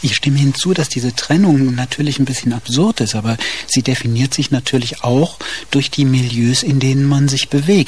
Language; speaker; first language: German; native; German